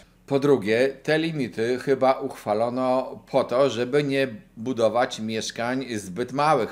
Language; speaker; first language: Polish; native; Polish